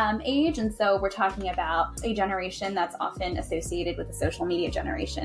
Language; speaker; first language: English; native; English